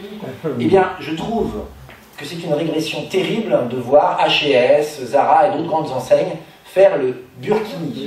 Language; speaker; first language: French; native; French